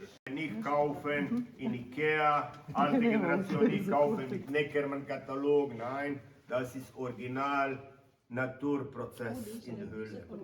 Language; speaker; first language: German; non-native, learner; Croatian